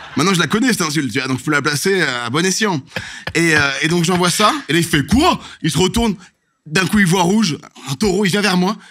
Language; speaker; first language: French; native; French